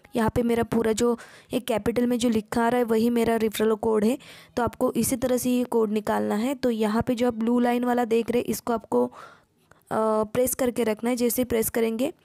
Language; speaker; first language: Hindi; non-native, local second language; Marathi